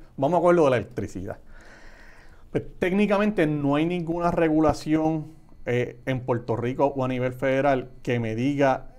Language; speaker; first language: Spanish; native; Spanish